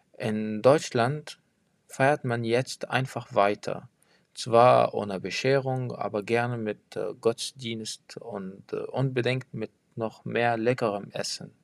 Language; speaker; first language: German; non-native, fluent; French